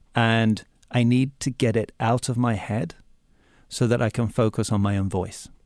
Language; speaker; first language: English; native; English